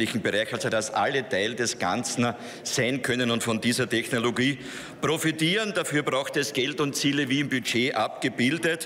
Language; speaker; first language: German; native; German